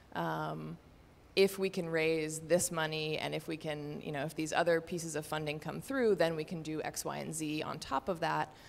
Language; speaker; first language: English; native; English